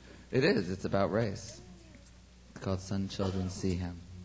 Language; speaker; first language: English; early bilingual, other home language; French